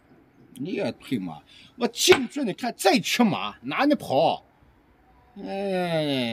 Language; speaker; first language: Chinese; native; Chinese